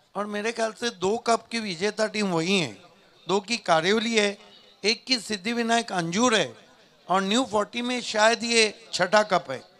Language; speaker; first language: Hindi; non-native, local second language; Marathi